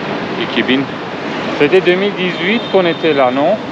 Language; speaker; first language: French; non-native, fluent; Turkish